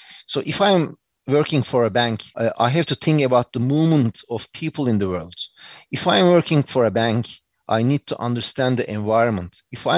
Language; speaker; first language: English; non-native, fluent; Turkish